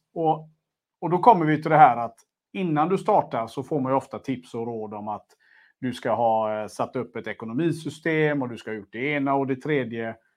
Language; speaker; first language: Swedish; native; Swedish